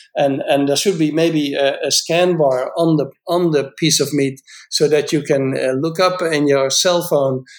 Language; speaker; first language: English; non-native, fluent; Dutch